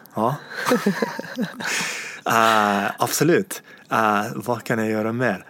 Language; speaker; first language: Swedish; non-native, fluent; Estonian